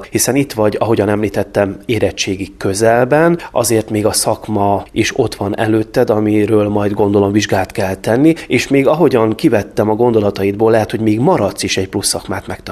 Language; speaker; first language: Hungarian; native; Hungarian